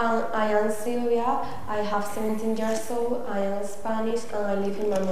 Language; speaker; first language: English; non-native, learner; Spanish